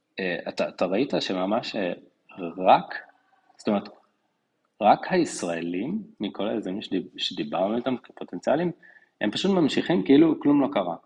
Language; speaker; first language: Hebrew; native; Hebrew